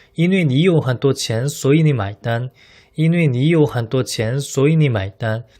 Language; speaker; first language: Chinese; non-native, fluent; Korean